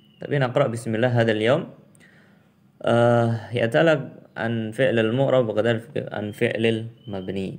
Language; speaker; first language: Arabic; non-native, fluent; Indonesian